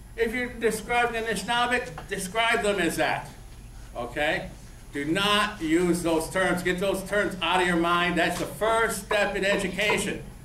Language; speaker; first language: English; native; English